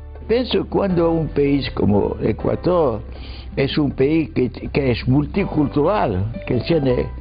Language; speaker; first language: Spanish; non-native, fluent; French